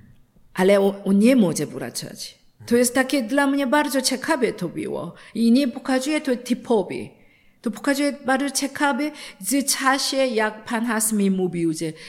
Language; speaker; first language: Polish; non-native, learner; Korean